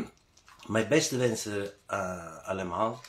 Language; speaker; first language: Dutch; non-native, learner; Italian